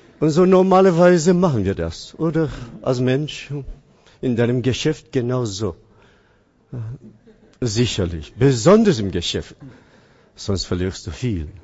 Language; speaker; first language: German; non-native, fluent; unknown